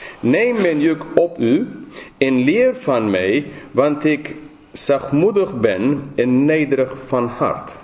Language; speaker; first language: Dutch; non-native, fluent; English